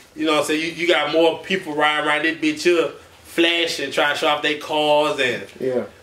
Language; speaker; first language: English; native; English